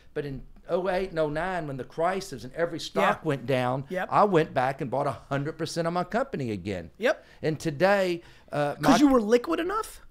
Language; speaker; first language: English; native; English